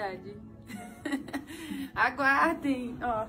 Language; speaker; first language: Portuguese; native; Portuguese